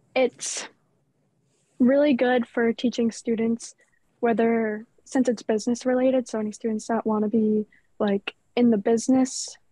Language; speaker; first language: English; native; English